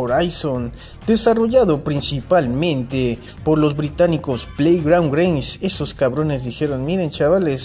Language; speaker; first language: Spanish; native; Spanish